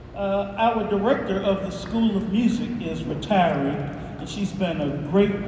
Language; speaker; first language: English; native; English